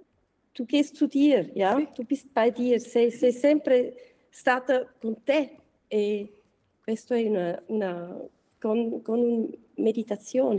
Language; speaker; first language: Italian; non-native, learner; German